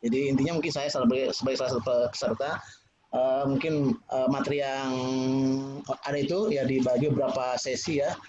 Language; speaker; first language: Indonesian; native; Indonesian